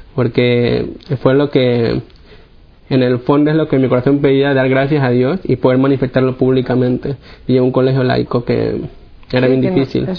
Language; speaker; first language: Spanish; native; Spanish